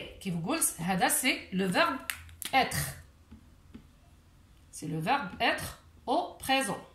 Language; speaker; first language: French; non-native, local second language; Arabic